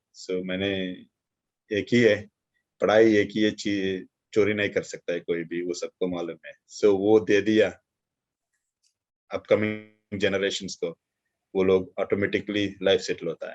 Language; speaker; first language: Hindi; non-native, local second language; Telugu